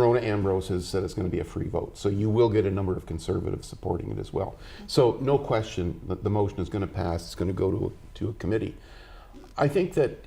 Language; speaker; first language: English; native; English